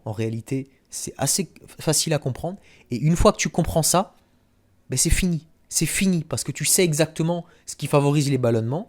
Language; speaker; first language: French; native; French